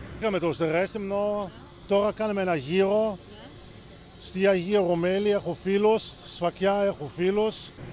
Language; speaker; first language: Greek; early bilingual, heritage; Greek